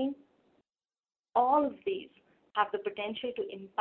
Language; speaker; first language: English; non-native, local second language; Hindi